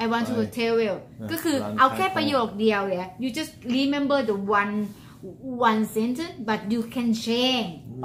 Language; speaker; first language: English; non-native, learner; Thai